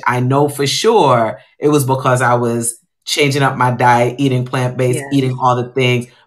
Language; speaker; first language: English; native; English